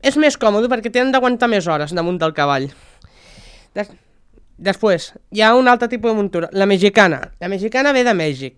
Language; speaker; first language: Catalan; non-native, local second language; Spanish